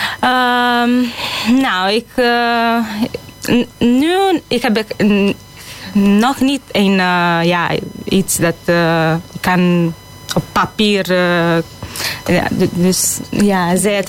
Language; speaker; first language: Dutch; non-native, learner; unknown